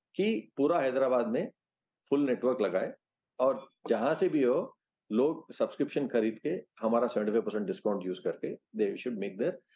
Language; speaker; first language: Hindi; non-native, local second language; Telugu